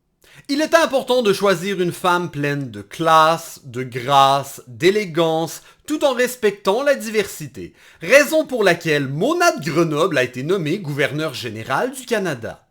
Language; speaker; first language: French; native; French